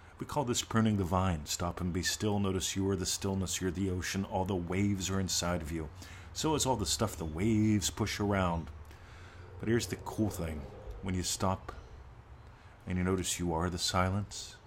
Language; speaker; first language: English; native; English